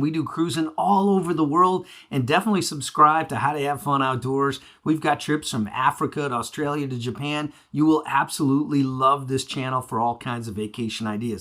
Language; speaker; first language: English; native; English